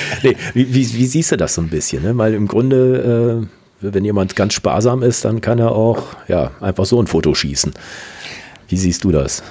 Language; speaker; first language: German; native; German